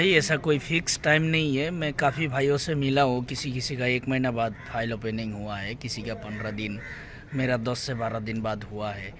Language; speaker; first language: Hindi; non-native, local second language; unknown